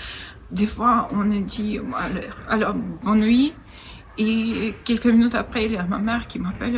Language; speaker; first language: French; non-native, fluent; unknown